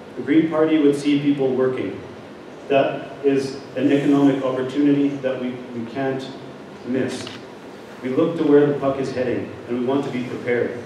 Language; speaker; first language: English; native; English